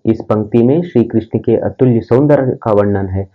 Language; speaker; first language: Hindi; non-native, local second language; Kannada